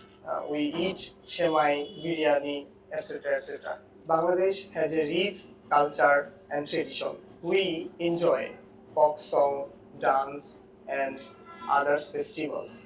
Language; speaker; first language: English; non-native, learner; Bangla